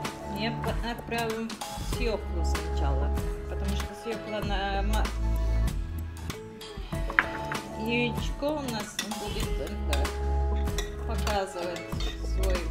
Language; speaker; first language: Russian; non-native, learner; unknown